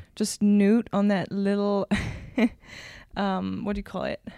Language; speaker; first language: English; non-native, fluent; German